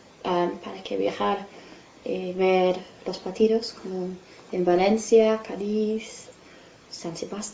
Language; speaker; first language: Spanish; non-native, fluent; English